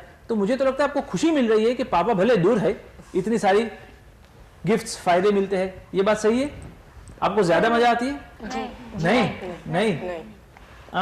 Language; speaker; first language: Hindi; native; Hindi